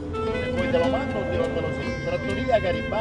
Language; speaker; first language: Italian; native; Italian